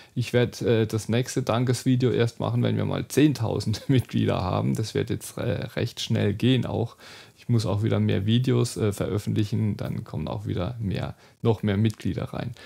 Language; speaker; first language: German; native; German